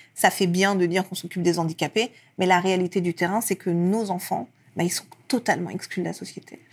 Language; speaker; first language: French; early bilingual, other home language; Persian